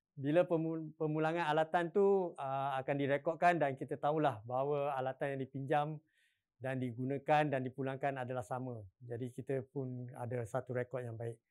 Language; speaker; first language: Malay; non-native, local second language; Chinese